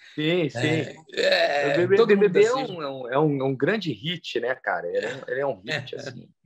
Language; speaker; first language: Portuguese; native; Portuguese